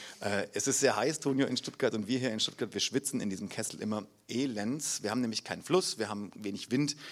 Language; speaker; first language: German; native; German